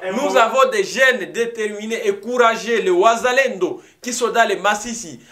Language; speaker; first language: French; non-native, local second language; Swahili